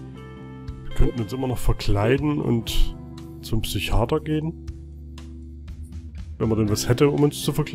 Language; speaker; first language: German; native; German